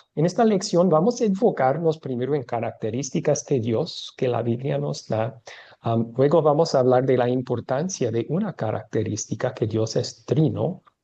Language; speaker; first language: Spanish; non-native, fluent; English